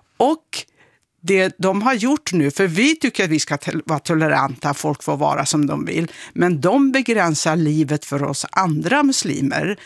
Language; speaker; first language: Swedish; early bilingual, other home language; Kurdish